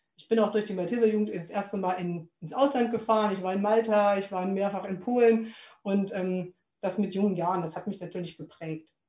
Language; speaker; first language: German; native; German